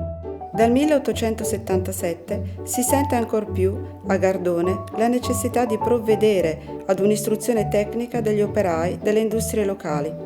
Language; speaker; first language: Italian; native; Italian